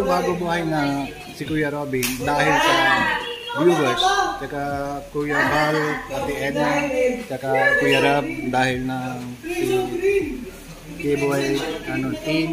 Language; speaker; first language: Filipino; non-native, learner; Punjabi